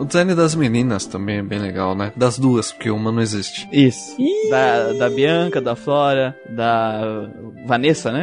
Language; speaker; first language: Portuguese; native; Portuguese